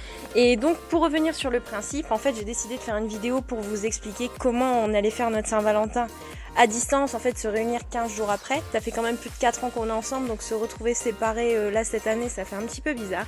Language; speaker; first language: French; native; French